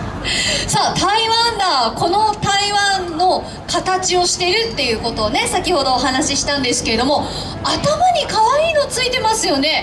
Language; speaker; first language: Japanese; native; Japanese